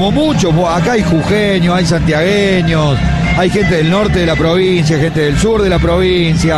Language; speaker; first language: Spanish; native; Spanish